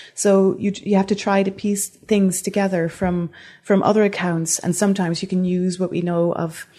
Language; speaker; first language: English; non-native, fluent; Dutch